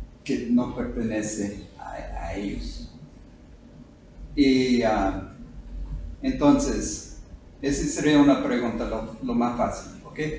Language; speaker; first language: Spanish; non-native, fluent; English